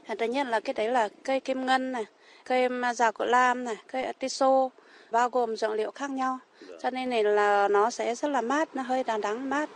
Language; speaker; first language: Vietnamese; non-native, local second language; Iu Mien